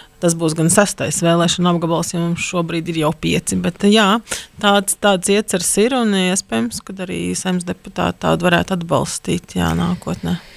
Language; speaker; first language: Latvian; native; Latvian